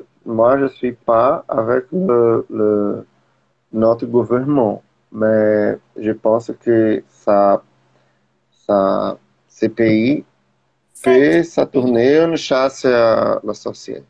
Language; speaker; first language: French; non-native, learner; Portuguese